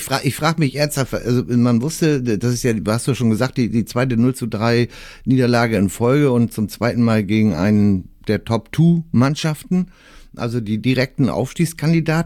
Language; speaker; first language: German; native; German